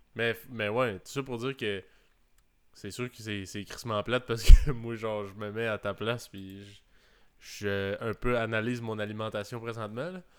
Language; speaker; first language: French; native; French